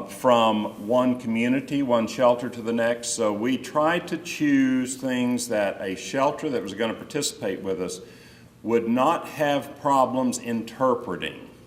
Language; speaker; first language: English; native; English